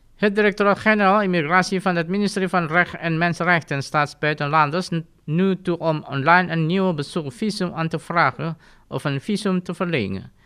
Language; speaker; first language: Dutch; non-native, fluent; Indonesian